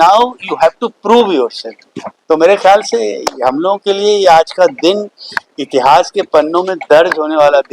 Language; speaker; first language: Hindi; native; Hindi